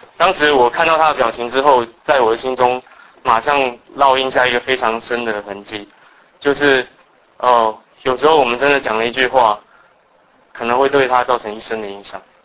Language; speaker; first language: Chinese; early bilingual, other home language; Cantonese